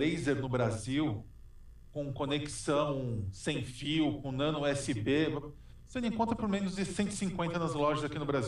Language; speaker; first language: Portuguese; native; Portuguese